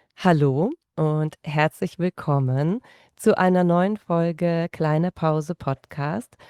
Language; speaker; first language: German; native; German